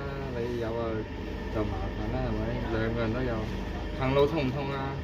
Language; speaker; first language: Cantonese; native; Cantonese